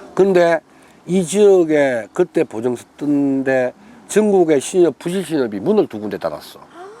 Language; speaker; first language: Korean; native; Korean